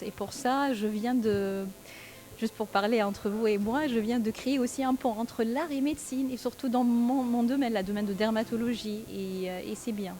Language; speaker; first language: French; non-native, fluent; Arabic